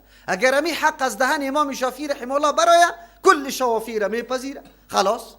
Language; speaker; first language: Persian; native; Persian